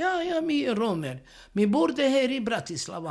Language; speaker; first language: Swedish; non-native, learner; Romany